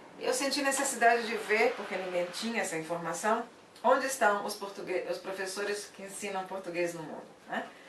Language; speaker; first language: Portuguese; non-native, fluent; Italian